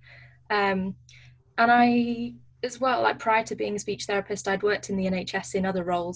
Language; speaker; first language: English; native; English